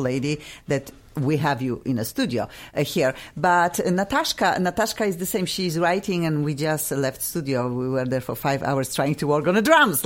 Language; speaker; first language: English; non-native, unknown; Russian